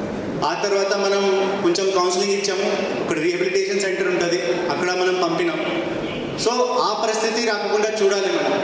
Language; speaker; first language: Telugu; non-native, fluent; Hindi